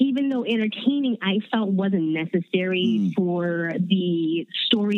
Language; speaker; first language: English; early bilingual, other home language; Chinese